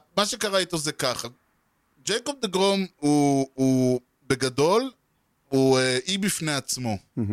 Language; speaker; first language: Hebrew; native; Hebrew